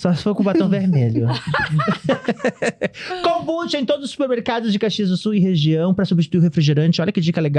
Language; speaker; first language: Portuguese; native; Portuguese